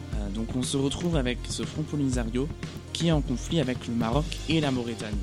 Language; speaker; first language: French; non-native, fluent; German